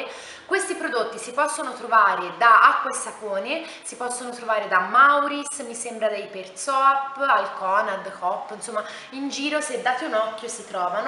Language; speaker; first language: Italian; native; Italian